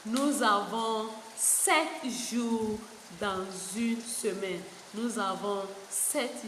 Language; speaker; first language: French; non-native, fluent; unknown